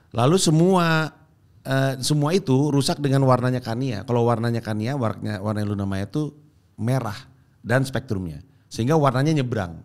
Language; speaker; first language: Indonesian; native; Indonesian